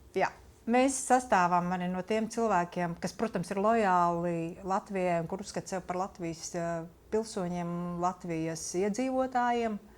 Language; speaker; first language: Latvian; non-native, local second language; Russian